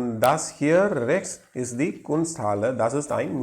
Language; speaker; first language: German; non-native, learner; Tamil